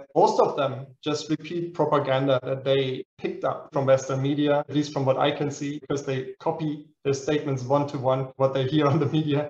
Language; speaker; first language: English; non-native, fluent; German